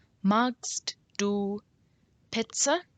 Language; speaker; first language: German; non-native, learner; English